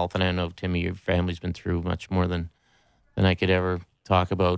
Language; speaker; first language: English; native; English